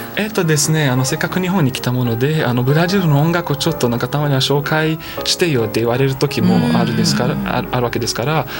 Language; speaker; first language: Japanese; non-native, fluent; Portuguese